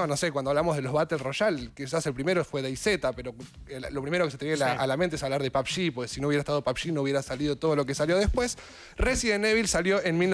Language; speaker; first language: Spanish; native; Spanish